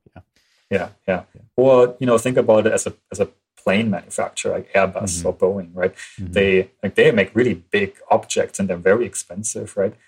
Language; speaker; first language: English; non-native, fluent; German